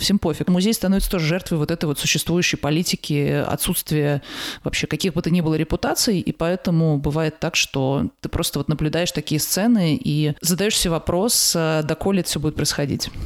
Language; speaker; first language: Russian; native; Russian